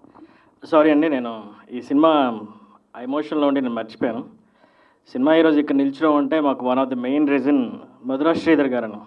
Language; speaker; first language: Telugu; native; Telugu